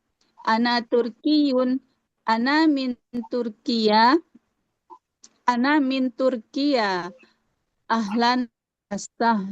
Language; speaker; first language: Arabic; non-native, learner; Indonesian